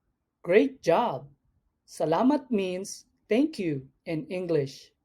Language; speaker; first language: English; non-native, local second language; Cebuano